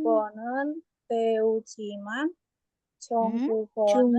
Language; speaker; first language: Korean; non-native, learner; Indonesian